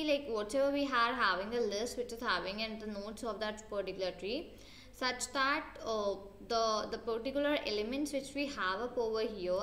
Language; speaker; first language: English; non-native, local second language; Hindi